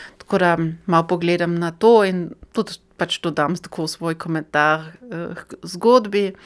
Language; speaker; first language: Slovenian; non-native, fluent; German